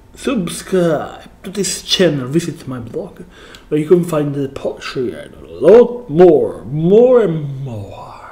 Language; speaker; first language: English; non-native, learner; Italian